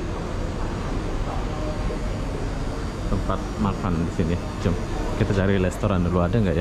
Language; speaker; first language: Indonesian; native; Indonesian